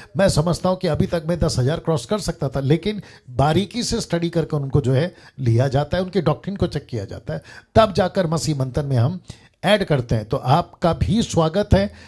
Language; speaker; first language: Hindi; native; Hindi